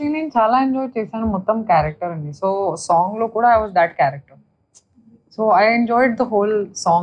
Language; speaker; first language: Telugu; non-native, learner; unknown